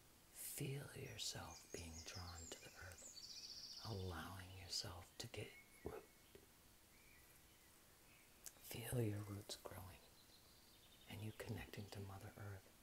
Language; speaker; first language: English; native; English